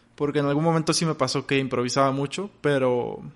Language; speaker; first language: Spanish; native; Spanish